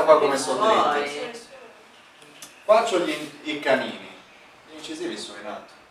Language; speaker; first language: Italian; native; Italian